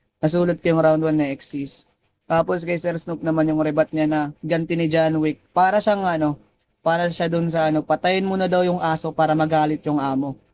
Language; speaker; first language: Filipino; non-native, local second language; Cebuano